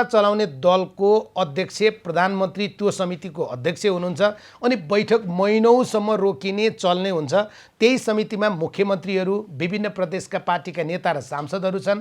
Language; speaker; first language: Nepali; native; Nepali